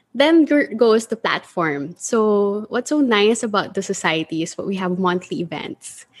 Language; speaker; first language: English; non-native, local second language; Filipino